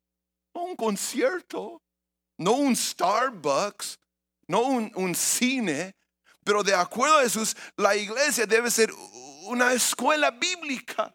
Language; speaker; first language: Spanish; early bilingual, heritage; English